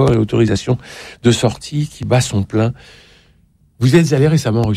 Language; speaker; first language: French; native; French